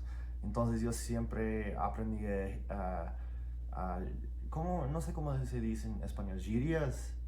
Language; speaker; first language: Spanish; non-native, fluent; English